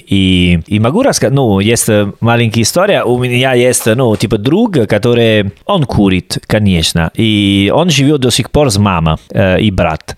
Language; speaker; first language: Russian; non-native, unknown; Italian